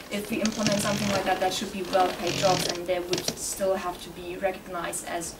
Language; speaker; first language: English; non-native, fluent; German